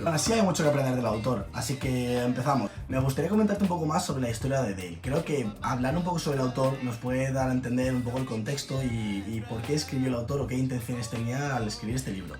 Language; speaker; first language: Spanish; native; Spanish